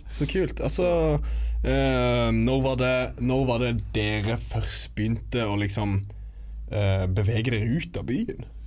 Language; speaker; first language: Norwegian; native; Norwegian